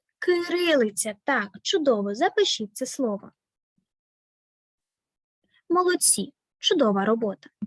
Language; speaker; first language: Ukrainian; native; Ukrainian